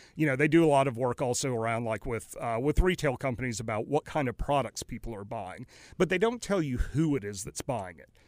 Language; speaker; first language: English; native; English